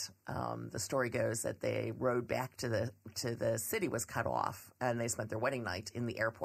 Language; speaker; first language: English; native; English